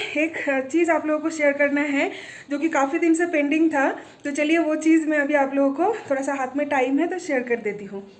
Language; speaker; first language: Hindi; non-native, local second language; Bangla